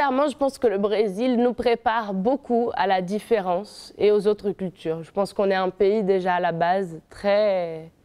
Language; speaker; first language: French; non-native, fluent; Portuguese